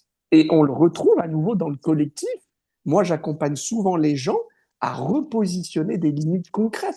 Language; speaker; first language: French; native; French